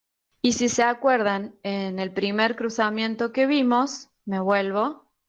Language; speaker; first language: Spanish; native; Spanish